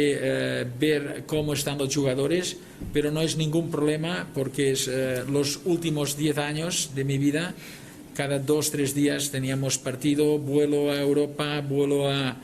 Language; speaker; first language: Spanish; non-native, local second language; Catalan